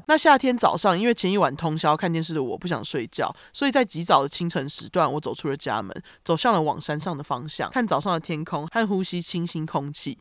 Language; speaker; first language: Chinese; native; Chinese